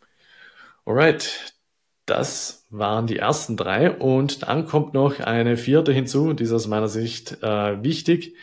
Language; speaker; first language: German; native; German